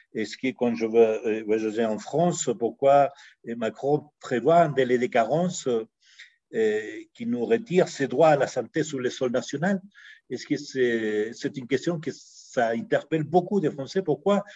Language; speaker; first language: French; non-native, fluent; Spanish